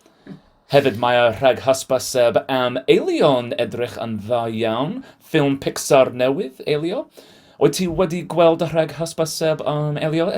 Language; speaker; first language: Welsh; non-native, learner; English